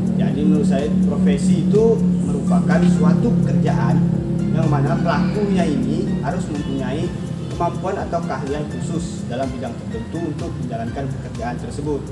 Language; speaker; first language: Indonesian; native; Indonesian